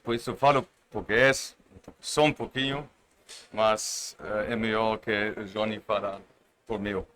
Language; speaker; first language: Portuguese; non-native, learner; German